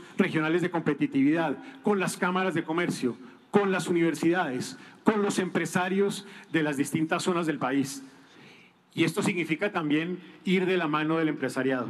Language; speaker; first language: Spanish; native; Spanish